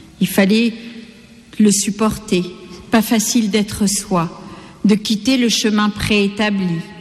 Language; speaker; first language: French; non-native, local second language; Gujarati